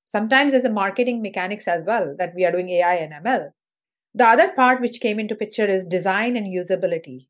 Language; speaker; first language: English; non-native, local second language; Hindi